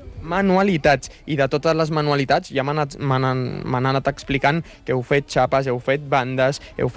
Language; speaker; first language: Catalan; native; Catalan